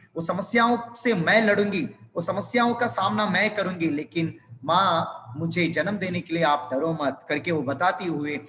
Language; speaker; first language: Hindi; non-native, local second language; Telugu